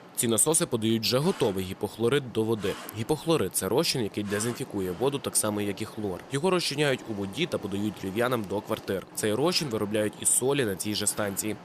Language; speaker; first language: Ukrainian; native; Ukrainian